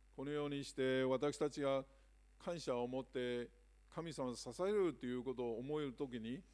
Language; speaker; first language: Japanese; non-native, fluent; Chinese